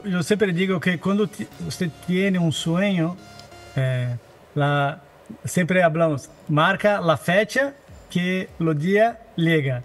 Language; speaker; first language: Spanish; non-native, learner; Portuguese